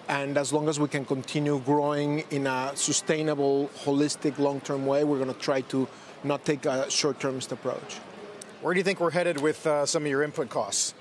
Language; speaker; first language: English; non-native, fluent; Spanish